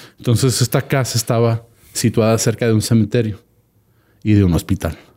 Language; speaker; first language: Spanish; early bilingual, heritage; Spanish